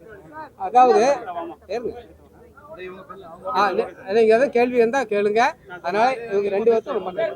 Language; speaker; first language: Tamil; native; Tamil